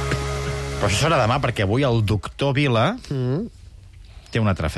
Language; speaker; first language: Catalan; native; Catalan